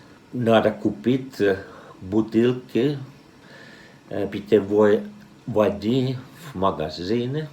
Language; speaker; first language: Russian; non-native, fluent; Finnish